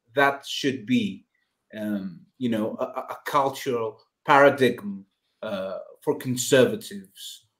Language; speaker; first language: English; non-native, fluent; Greek